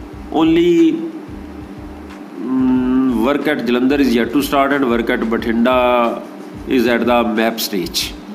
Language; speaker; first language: English; non-native, local second language; Punjabi